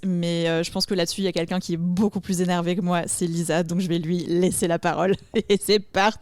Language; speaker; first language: French; native; French